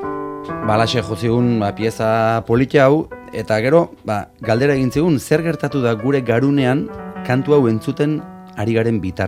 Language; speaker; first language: Basque; native; Basque